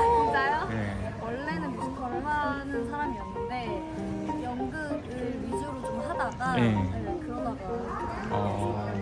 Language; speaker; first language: Korean; non-native, learner; Japanese